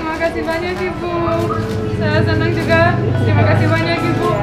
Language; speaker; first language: Indonesian; non-native, fluent; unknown